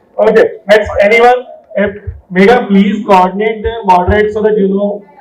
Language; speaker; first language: English; non-native, local second language; Telugu